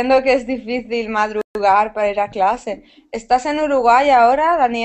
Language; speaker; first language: Spanish; native; Spanish